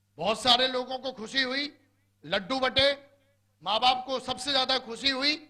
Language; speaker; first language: Hindi; native; Hindi